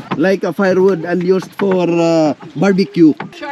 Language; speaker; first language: English; non-native, local second language; Waray